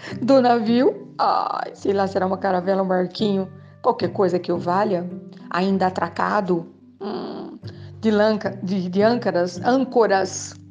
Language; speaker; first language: Portuguese; native; Portuguese